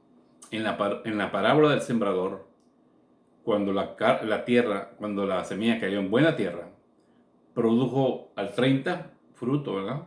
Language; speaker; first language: Spanish; native; Spanish